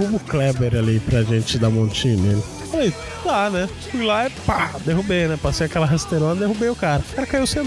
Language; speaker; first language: Portuguese; native; Portuguese